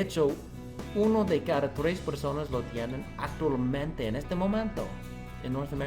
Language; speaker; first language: Spanish; non-native, fluent; English